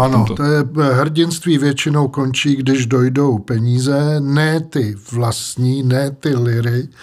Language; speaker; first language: Czech; native; Czech